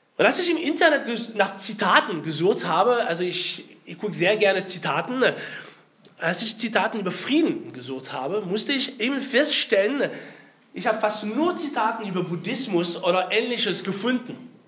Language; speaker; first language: German; non-native, fluent; French